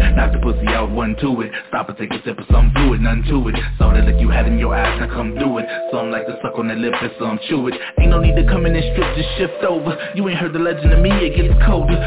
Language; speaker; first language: English; native; English